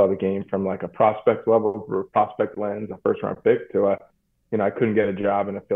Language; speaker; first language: English; native; English